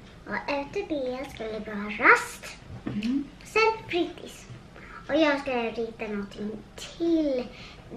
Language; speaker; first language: Swedish; early bilingual, other home language; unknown